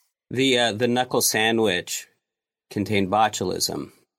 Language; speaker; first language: English; native; English